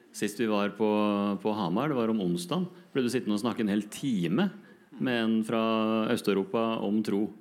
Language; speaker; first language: Norwegian; native; Norwegian